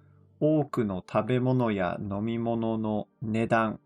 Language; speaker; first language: Japanese; non-native, fluent; English